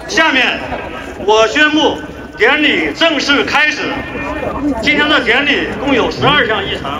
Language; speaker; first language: Chinese; native; Chinese